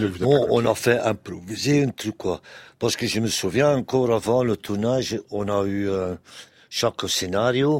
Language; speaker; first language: French; non-native, local second language; Dutch